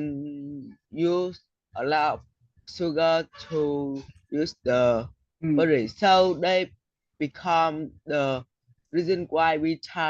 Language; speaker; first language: English; non-native, learner; Vietnamese